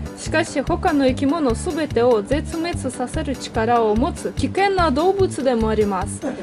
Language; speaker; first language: Japanese; non-native, fluent; Russian